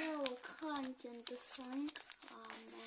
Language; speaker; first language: Chinese; early bilingual, heritage; Chinese